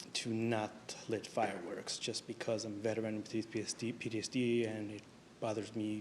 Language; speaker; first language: English; non-native, fluent; Hebrew